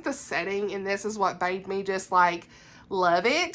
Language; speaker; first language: English; native; English